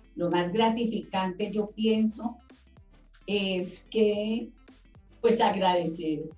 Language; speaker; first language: Spanish; native; Spanish